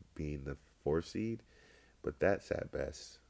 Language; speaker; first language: English; native; English